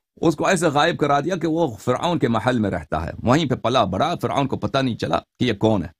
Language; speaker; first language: Urdu; non-native, fluent; Persian